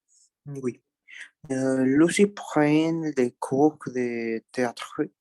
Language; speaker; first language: French; non-native, learner; Spanish